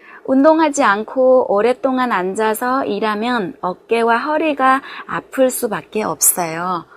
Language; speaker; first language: Korean; non-native, fluent; Vietnamese